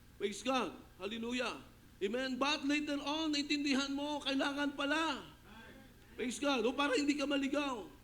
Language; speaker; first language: Filipino; non-native, local second language; Hiligaynon